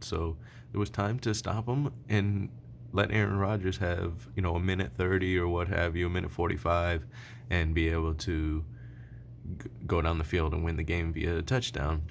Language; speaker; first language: English; native; English